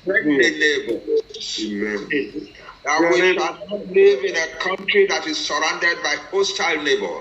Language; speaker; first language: English; non-native, local second language; Yoruba